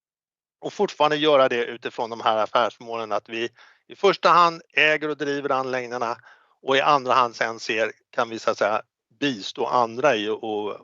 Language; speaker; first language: Swedish; native; Swedish